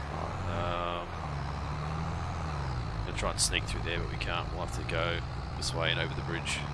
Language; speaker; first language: English; native; English